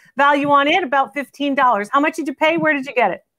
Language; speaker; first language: English; native; English